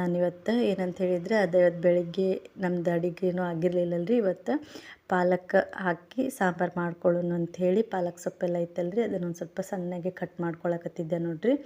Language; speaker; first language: Kannada; native; Kannada